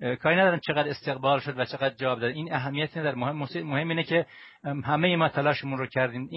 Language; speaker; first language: Persian; non-native, local second language; Central Kurdish